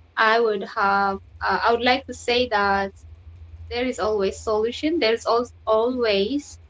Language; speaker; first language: English; non-native, fluent; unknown